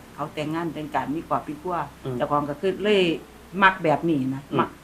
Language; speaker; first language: Thai; native; Thai